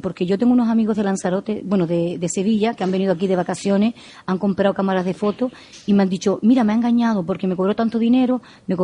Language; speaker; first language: Spanish; native; Spanish